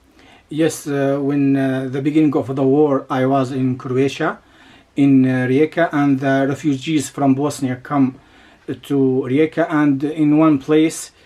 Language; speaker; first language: English; non-native, learner; Arabic